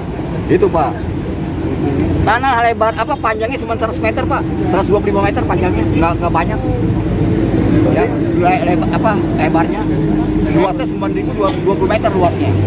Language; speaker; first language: Indonesian; native; Indonesian